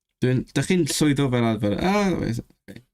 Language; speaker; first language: Welsh; non-native, learner; Cantonese